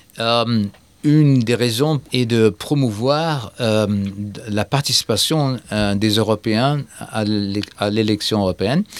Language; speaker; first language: French; non-native, fluent; German